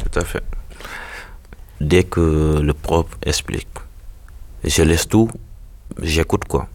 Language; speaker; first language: French; non-native, local second language; Wolof